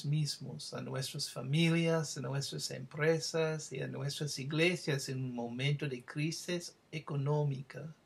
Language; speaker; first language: Spanish; non-native, fluent; English